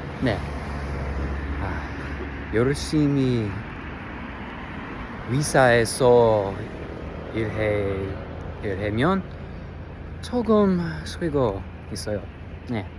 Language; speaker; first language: Korean; non-native, learner; English